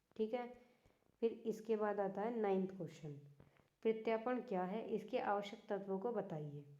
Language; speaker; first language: Hindi; native; Hindi